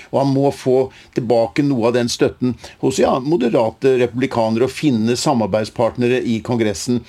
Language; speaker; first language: Norwegian; native; Norwegian